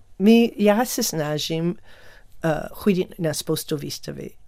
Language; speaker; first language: Czech; non-native, learner; English